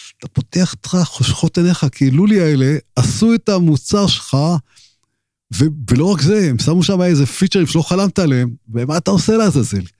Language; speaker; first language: Hebrew; native; Hebrew